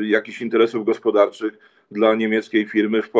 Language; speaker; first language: Polish; native; Polish